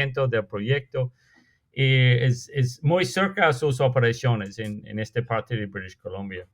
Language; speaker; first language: Spanish; non-native, fluent; English